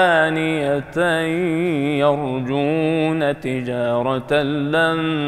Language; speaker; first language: Arabic; native; Arabic